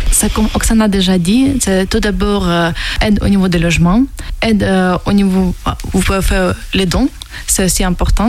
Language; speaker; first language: French; non-native, fluent; Ukrainian